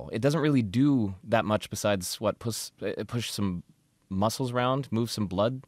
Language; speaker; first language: English; native; English